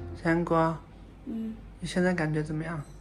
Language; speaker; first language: Chinese; native; Chinese